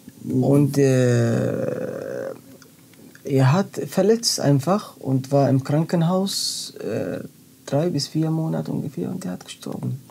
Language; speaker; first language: German; non-native, learner; Arabic